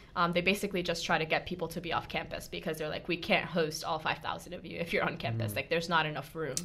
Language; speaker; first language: English; early bilingual, other home language; Spanish